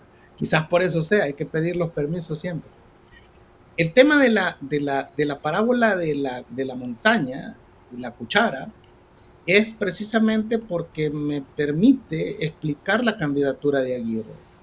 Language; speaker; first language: Spanish; native; Spanish